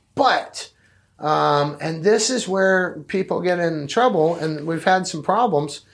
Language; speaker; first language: English; native; English